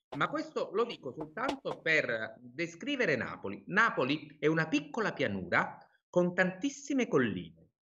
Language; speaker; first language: Italian; native; Italian